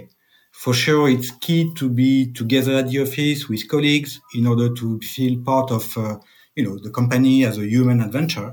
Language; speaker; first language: English; non-native, fluent; French